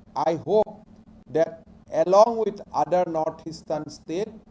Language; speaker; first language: English; non-native, local second language; Assamese